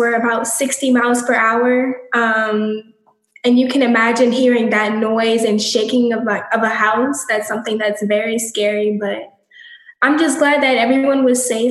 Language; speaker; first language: English; native; English